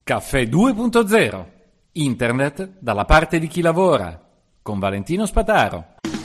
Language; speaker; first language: Italian; native; Italian